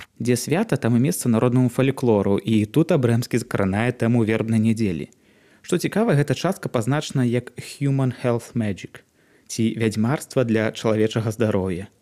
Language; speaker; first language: Belarusian; native; Belarusian